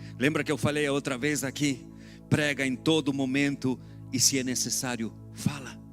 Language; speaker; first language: Portuguese; non-native, fluent; Spanish